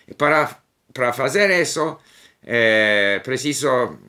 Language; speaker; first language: Spanish; non-native, fluent; English